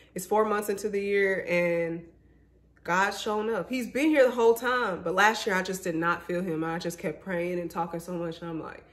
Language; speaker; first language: English; native; English